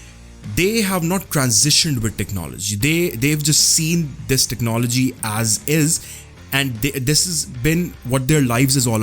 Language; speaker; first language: English; non-native, local second language; Urdu